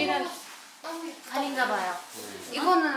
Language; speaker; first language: Korean; non-native, learner; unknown